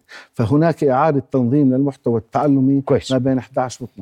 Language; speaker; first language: Arabic; native; Arabic